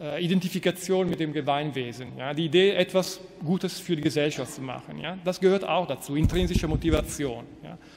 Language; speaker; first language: German; non-native, fluent; Italian